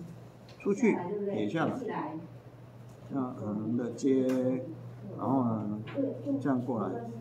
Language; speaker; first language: Chinese; native; Chinese